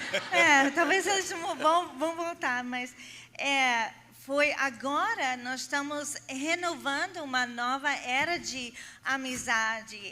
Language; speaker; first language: Portuguese; non-native, fluent; English